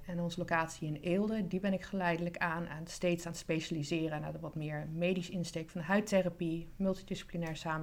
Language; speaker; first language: Dutch; non-native, fluent; English